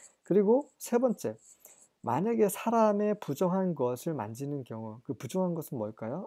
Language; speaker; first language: Korean; native; Korean